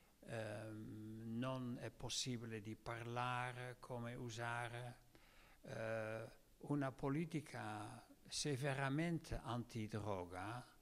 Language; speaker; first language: Italian; non-native, learner; Dutch